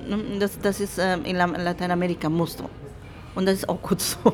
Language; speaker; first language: German; non-native, fluent; Spanish